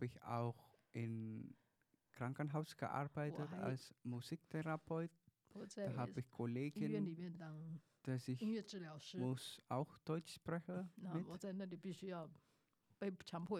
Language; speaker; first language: German; non-native, learner; Chinese